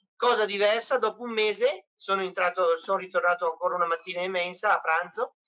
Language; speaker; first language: Italian; native; Italian